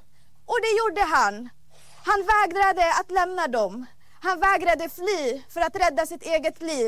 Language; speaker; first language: Swedish; non-native, fluent; Arabic